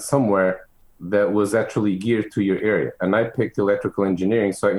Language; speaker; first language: English; non-native, fluent; Portuguese